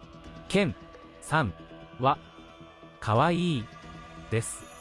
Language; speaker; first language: Japanese; non-native, learner; English